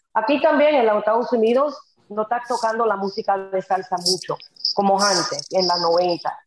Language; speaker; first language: Spanish; early bilingual, heritage; Spanish